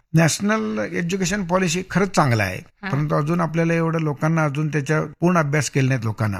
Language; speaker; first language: Marathi; non-native, local second language; Kannada